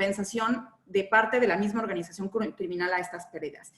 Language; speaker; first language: Spanish; native; Spanish